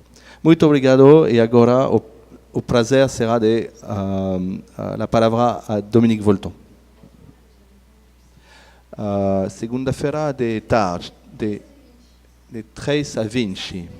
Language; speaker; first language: Portuguese; non-native, learner; French